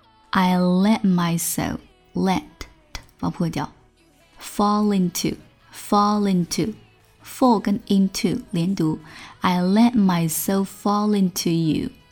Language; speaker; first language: English; non-native, fluent; Chinese